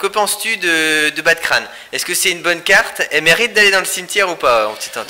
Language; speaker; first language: French; native; French